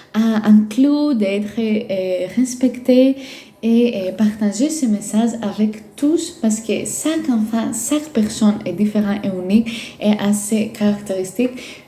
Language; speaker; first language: French; non-native, fluent; Greek